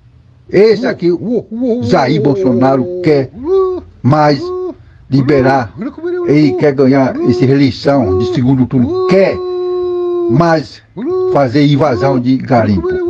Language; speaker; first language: Portuguese; non-native, local second language; Kayapó